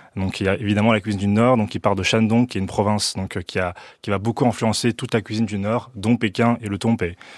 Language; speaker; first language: French; early bilingual, other home language; Chinese